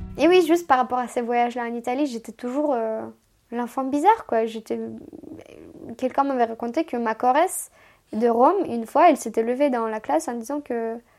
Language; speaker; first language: French; non-native, fluent; Romanian